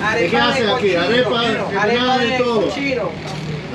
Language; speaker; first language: Spanish; non-native, learner; English